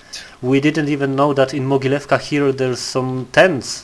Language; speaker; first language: English; non-native, learner; Polish